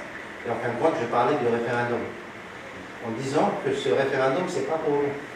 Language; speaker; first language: French; native; French